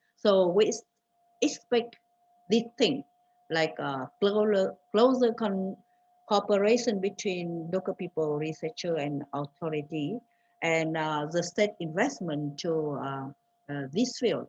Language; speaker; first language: English; non-native, fluent; Vietnamese